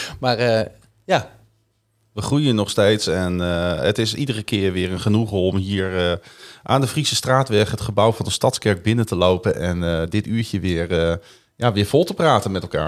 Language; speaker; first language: Dutch; native; Dutch